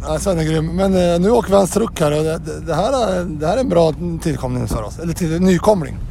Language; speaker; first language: Swedish; native; Swedish